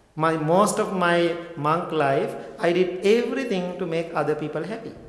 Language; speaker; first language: English; non-native, local second language; Sinhala